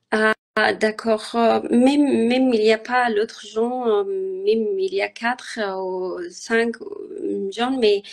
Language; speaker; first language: French; non-native, learner; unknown